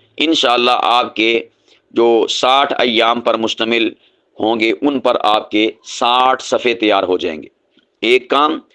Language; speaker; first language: Urdu; native; Urdu